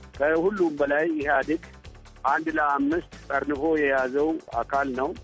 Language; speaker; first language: Amharic; non-native, local second language; Oromo